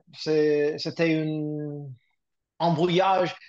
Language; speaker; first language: French; non-native, learner; English